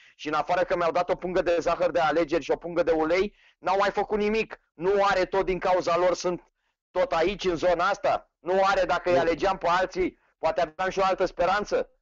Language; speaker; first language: Romanian; native; Romanian